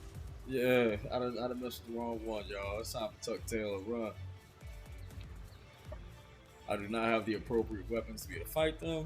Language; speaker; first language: English; native; English